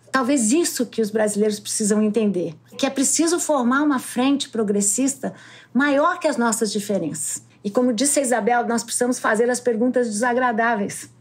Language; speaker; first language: Portuguese; native; Portuguese